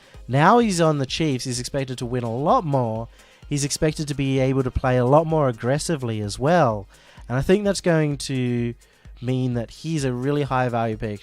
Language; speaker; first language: English; native; English